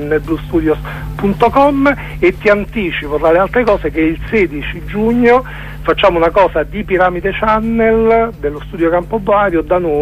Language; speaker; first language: Italian; native; Italian